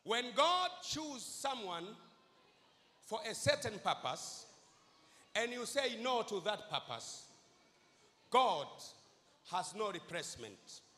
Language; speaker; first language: English; non-native, local second language; Swahili